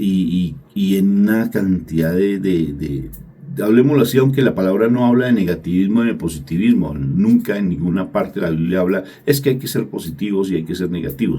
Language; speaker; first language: Spanish; native; Spanish